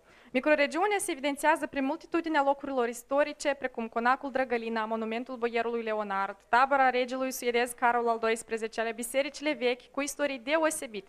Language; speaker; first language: Romanian; native; Romanian